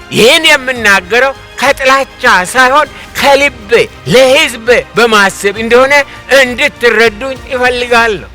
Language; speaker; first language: Amharic; non-native, local second language; Oromo